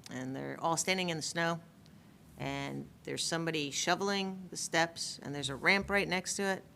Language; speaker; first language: English; native; English